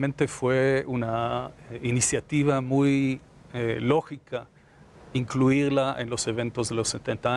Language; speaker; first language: Spanish; non-native, fluent; Hebrew